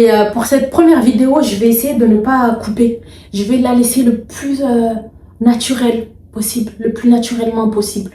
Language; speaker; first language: French; native; French